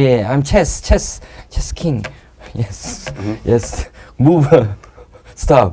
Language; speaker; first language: English; non-native, learner; Korean